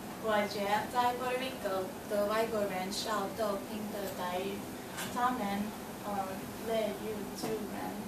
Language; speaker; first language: Chinese; non-native, learner; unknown